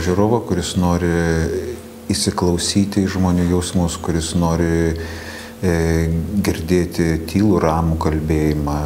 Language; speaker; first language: Lithuanian; native; Lithuanian